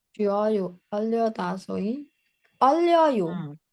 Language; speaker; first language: Korean; non-native, learner; Burmese